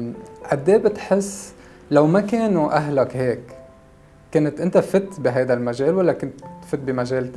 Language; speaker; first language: Arabic; native; Arabic